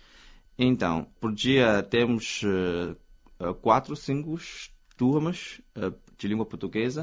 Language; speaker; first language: Portuguese; non-native, fluent; Chinese